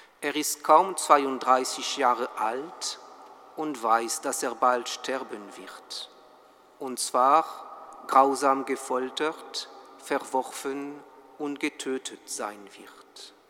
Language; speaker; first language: German; non-native, fluent; French